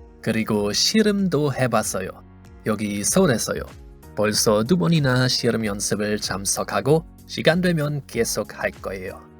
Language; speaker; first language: Korean; non-native, fluent; German